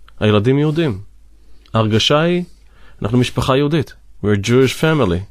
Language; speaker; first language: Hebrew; native; Hebrew